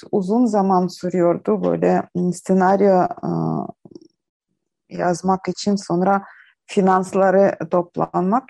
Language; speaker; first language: Turkish; non-native, learner; Ukrainian